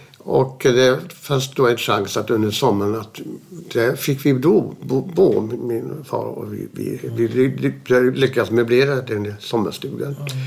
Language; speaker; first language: Swedish; early bilingual, other home language; German